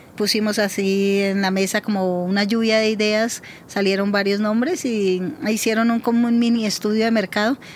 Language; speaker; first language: Spanish; native; Spanish